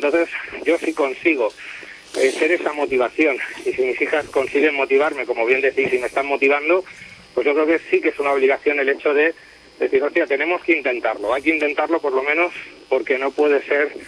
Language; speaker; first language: Spanish; native; Spanish